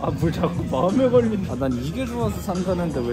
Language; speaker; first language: Korean; native; Korean